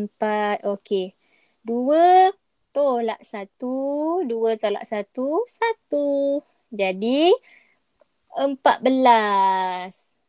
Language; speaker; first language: Malay; native; Malay